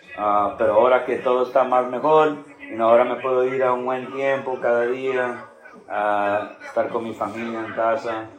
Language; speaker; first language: Spanish; early bilingual, heritage; Spanish